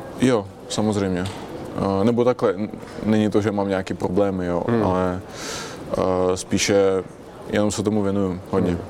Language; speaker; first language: Czech; non-native, fluent; Russian